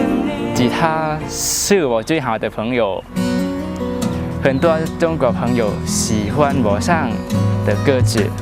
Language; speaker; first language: Chinese; non-native, learner; Lao